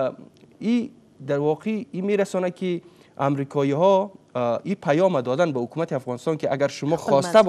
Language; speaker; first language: Persian; native; Persian